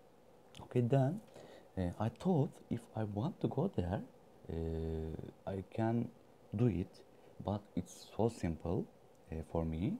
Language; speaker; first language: English; non-native, learner; Turkish